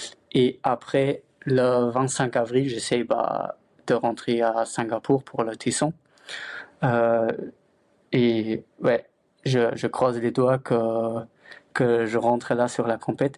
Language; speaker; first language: French; non-native, fluent; Luxembourgish